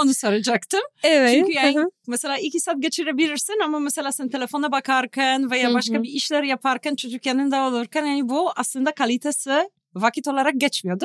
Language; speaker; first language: Turkish; non-native, fluent; Polish